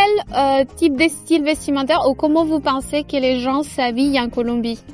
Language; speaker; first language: French; non-native, fluent; Spanish